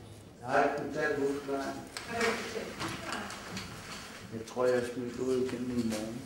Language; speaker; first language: Danish; non-native, local second language; Kalaallisut